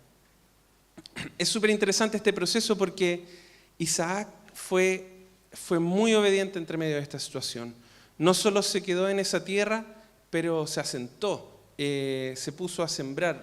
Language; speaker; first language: Spanish; native; Spanish